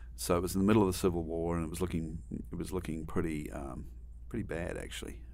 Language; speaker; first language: English; native; English